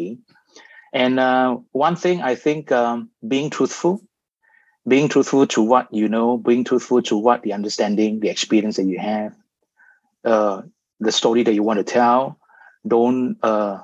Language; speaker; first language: English; non-native, local second language; Cantonese